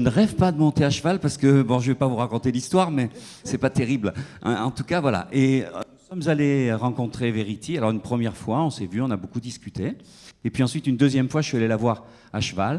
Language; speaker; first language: French; native; French